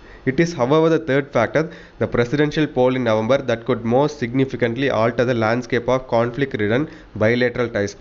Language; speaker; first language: English; non-native, local second language; Tamil